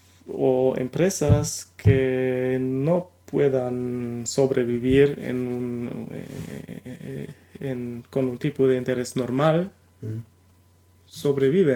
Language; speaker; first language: Spanish; non-native, fluent; German